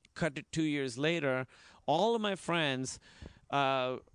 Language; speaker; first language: English; non-native, local second language; Urdu